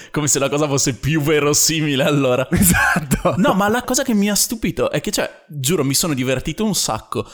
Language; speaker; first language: Italian; native; Italian